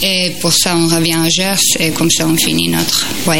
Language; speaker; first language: French; non-native, fluent; Croatian